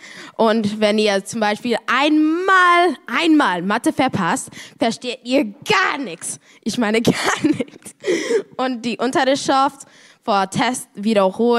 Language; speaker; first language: German; non-native, learner; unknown